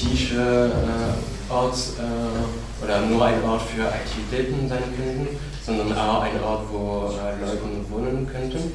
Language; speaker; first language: German; non-native, fluent; French